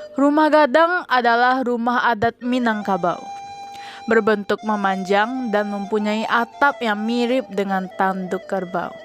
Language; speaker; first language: Indonesian; native; Indonesian